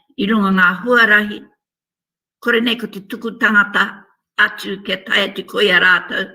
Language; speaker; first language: Māori; native; Māori